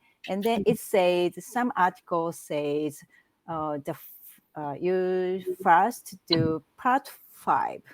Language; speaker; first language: English; non-native, learner; Japanese